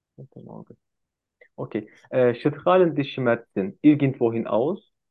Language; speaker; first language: German; non-native, learner; Turkish